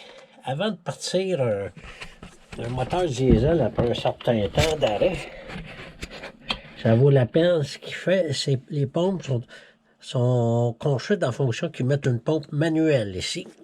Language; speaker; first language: French; native; French